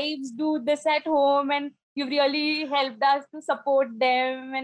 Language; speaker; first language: English; non-native, local second language; Marathi